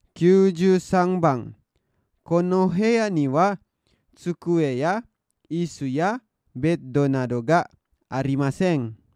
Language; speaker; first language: Japanese; non-native, fluent; Indonesian